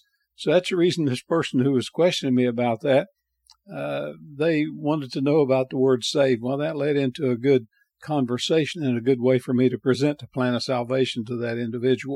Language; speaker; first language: English; native; English